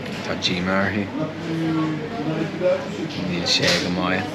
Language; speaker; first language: Irish; non-native, local second language; English